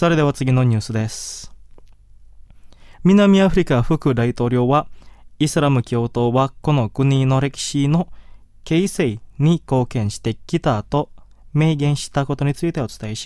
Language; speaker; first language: Japanese; non-native, fluent; Indonesian